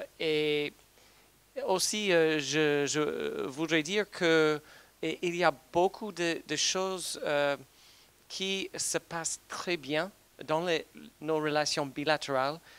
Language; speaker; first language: French; non-native, fluent; English